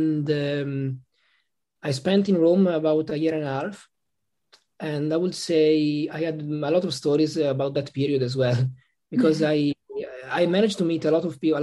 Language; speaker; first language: English; non-native, fluent; Italian